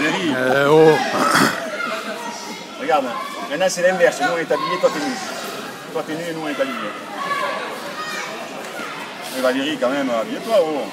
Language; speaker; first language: French; native; French